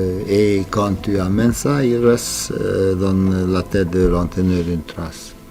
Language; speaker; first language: French; non-native, fluent; Romanian